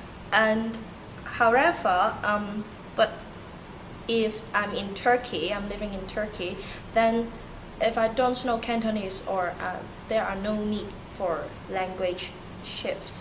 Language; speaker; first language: English; early bilingual, other home language; Turkish